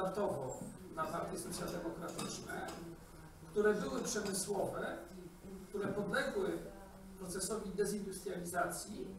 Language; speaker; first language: Polish; native; Polish